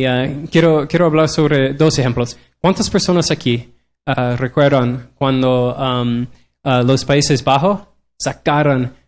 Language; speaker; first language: Spanish; non-native, learner; English